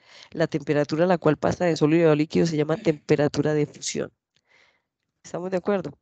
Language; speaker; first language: Spanish; native; Spanish